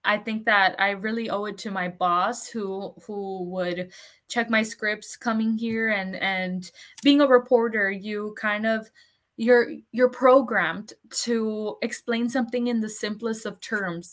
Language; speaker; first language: English; early bilingual, other home language; Spanish